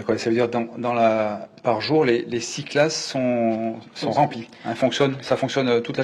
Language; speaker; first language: French; native; French